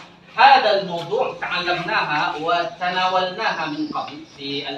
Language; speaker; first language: Arabic; non-native, local second language; Indonesian